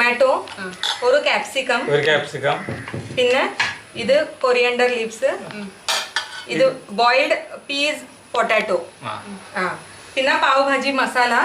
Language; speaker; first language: Malayalam; non-native, learner; Tamil